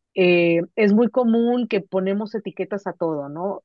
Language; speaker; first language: Spanish; native; Spanish